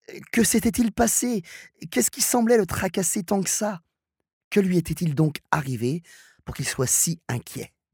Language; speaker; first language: French; native; French